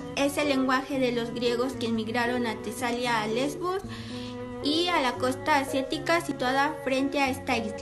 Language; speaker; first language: Spanish; native; Spanish